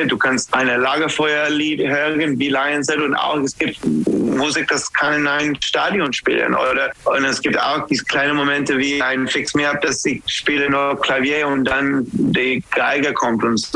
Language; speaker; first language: German; non-native, fluent; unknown